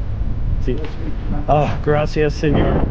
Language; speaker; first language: Spanish; non-native, learner; English